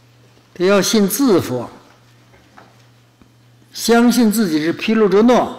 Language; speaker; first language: Chinese; native; Chinese